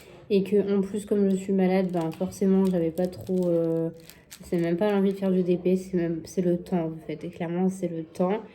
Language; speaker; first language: French; native; French